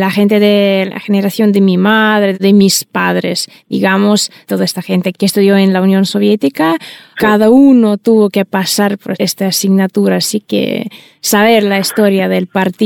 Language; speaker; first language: Spanish; non-native, fluent; Russian